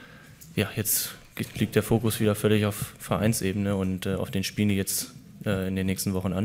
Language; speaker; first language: German; native; German